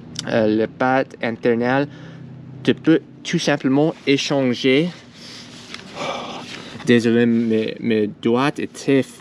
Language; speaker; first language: French; non-native, learner; English